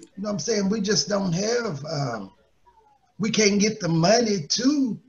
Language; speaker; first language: English; native; English